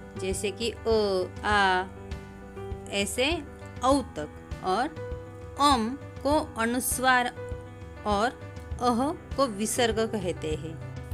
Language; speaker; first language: Hindi; non-native, local second language; Marathi